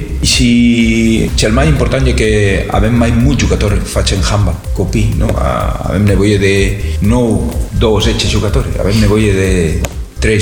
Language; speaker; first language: Romanian; non-native, learner; Spanish